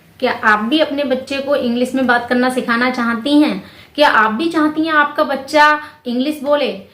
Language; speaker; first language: Hindi; native; Hindi